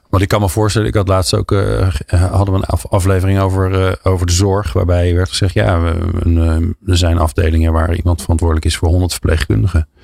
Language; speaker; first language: Dutch; native; Dutch